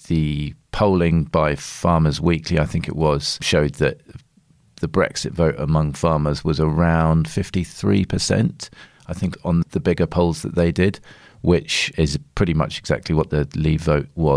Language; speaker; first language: English; native; English